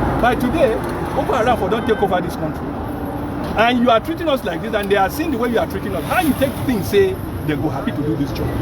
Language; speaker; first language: Nigerian Pidgin; non-native, local second language; Yoruba